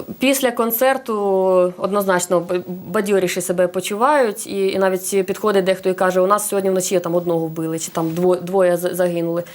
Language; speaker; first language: Ukrainian; non-native, local second language; Russian